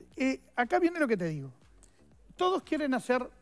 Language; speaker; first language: Spanish; native; Spanish